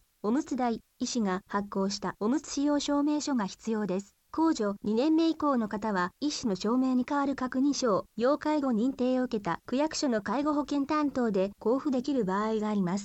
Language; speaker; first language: Japanese; native; Japanese